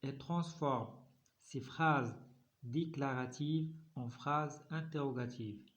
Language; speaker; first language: French; non-native, local second language; Arabic